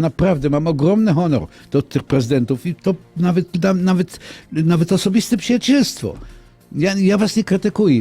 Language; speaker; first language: Polish; non-native, fluent; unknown